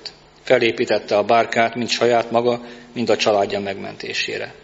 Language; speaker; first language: Hungarian; native; Hungarian